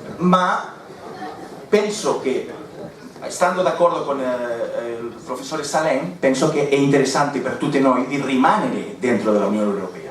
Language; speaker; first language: Italian; non-native, fluent; Catalan